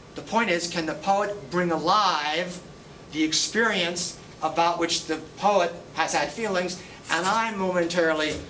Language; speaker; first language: English; native; English